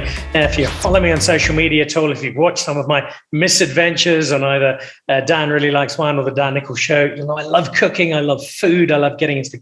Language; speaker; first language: English; native; English